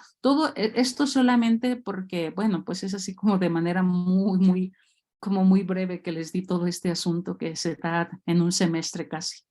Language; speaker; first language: Spanish; native; Spanish